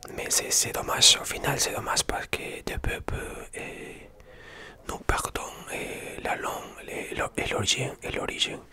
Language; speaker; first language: French; non-native, learner; Spanish